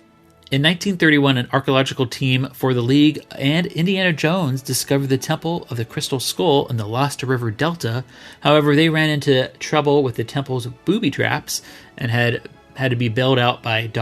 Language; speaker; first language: English; native; English